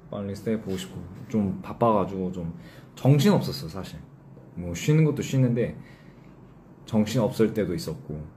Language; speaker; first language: Korean; early bilingual, heritage; English